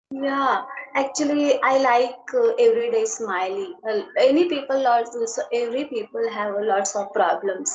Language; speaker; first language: English; non-native, learner; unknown